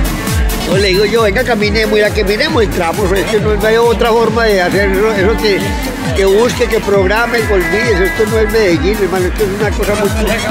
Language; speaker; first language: Spanish; native; Spanish